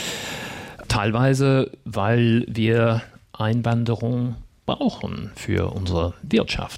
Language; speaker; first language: German; non-native, fluent; English